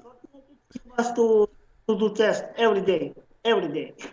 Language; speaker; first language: English; non-native, learner; Slovenian